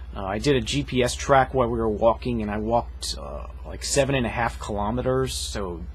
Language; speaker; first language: English; native; English